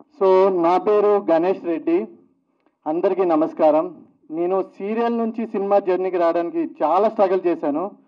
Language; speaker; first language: Telugu; native; Telugu